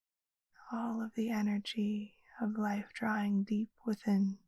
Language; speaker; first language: English; native; English